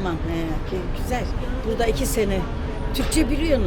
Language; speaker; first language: Turkish; non-native, learner; German